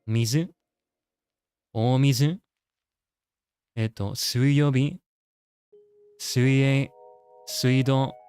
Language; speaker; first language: Japanese; non-native, learner; English